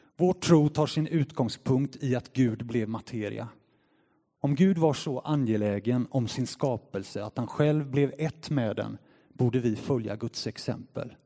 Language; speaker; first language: Swedish; native; Swedish